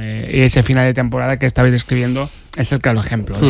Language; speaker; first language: Spanish; native; Spanish